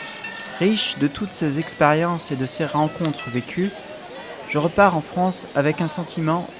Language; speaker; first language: French; native; French